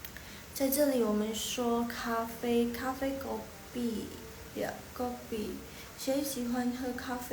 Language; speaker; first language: Chinese; non-native, fluent; Indonesian